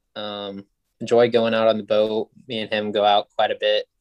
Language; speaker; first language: English; native; English